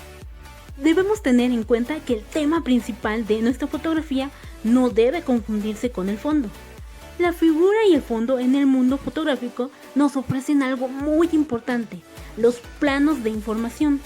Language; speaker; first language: Spanish; native; Spanish